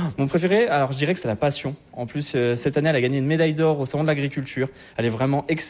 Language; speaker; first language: French; native; French